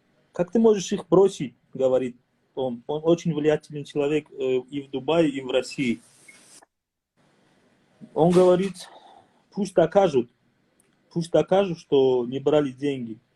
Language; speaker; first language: Russian; non-native, fluent; Tajik